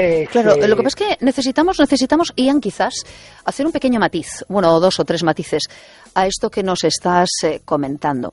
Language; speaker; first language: Spanish; native; Spanish